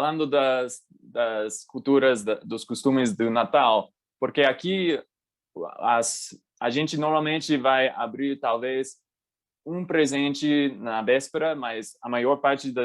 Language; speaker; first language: Portuguese; non-native, fluent; English